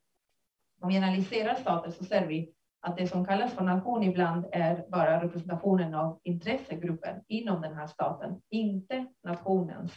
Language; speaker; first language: Swedish; non-native, fluent; Spanish